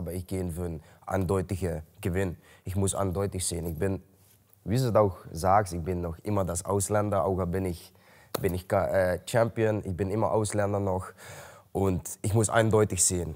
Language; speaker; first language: German; non-native, learner; Dutch